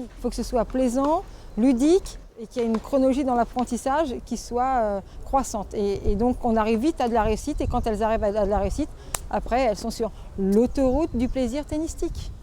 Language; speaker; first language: French; native; French